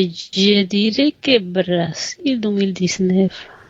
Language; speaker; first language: French; non-native, fluent; Spanish